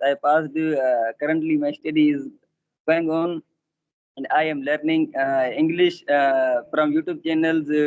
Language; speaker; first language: English; non-native, learner; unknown